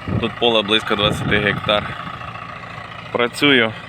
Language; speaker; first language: Ukrainian; native; Ukrainian